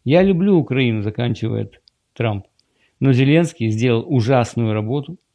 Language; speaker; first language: Russian; native; Russian